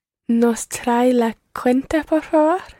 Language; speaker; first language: Spanish; non-native, learner; English